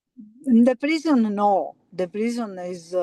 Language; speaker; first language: English; non-native, learner; Italian